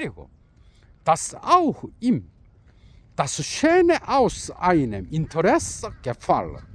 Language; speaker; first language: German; non-native, learner; Korean